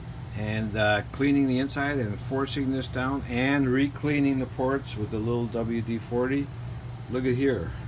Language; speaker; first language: English; native; English